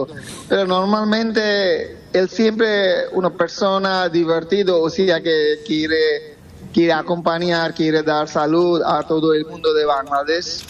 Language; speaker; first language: Spanish; non-native, fluent; Bangla